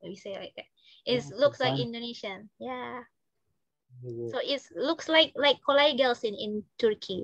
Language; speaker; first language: English; non-native, fluent; Indonesian